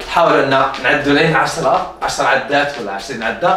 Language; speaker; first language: Arabic; native; Arabic